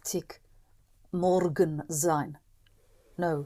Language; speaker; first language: German; non-native, learner; English